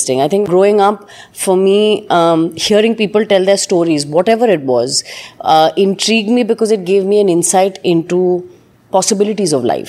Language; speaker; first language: English; non-native, local second language; Hindi